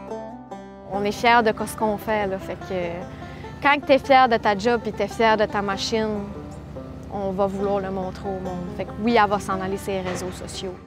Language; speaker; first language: French; native; French